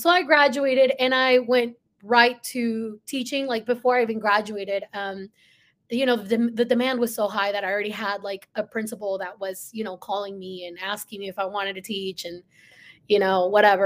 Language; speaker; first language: English; early bilingual, other home language; Spanish